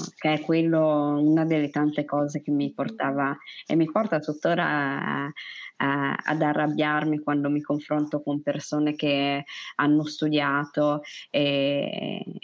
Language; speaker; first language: Italian; native; Italian